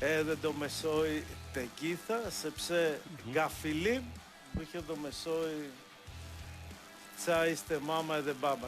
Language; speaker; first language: Albanian; non-native, learner; Greek